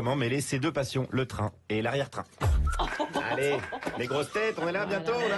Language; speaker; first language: French; native; French